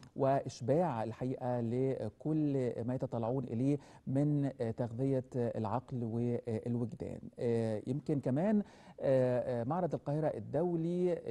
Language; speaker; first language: Arabic; native; Arabic